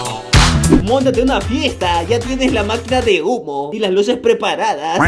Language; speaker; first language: Spanish; native; Spanish